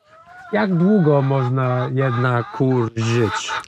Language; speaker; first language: Polish; non-native, fluent; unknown